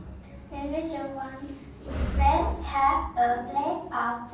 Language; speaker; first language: English; non-native, learner; Vietnamese